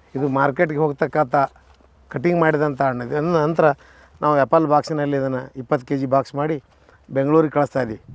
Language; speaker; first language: Kannada; native; Kannada